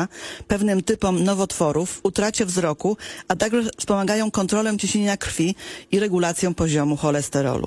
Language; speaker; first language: Polish; native; Polish